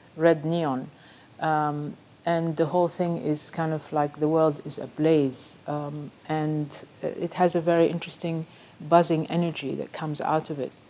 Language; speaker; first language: English; non-native, fluent; Arabic